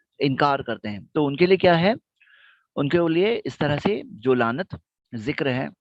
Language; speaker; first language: Urdu; non-native, local second language; Gujarati